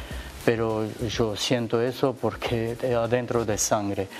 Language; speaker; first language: Spanish; non-native, learner; Armenian